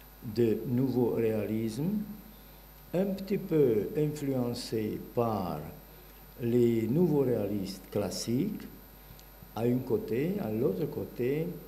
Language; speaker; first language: French; non-native, learner; Bulgarian